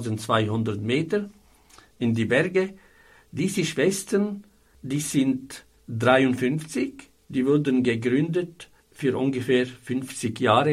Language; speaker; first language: German; non-native, fluent; Arabic